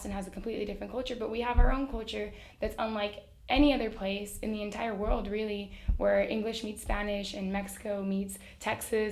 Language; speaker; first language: English; early bilingual, other home language; Spanish